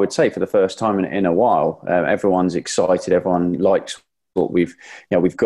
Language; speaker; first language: English; native; English